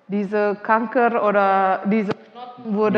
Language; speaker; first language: German; non-native, fluent; Indonesian